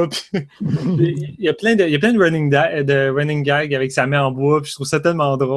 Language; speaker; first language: French; native; French